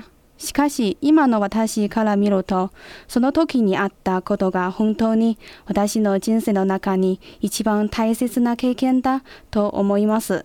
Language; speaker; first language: Japanese; non-native, fluent; Chinese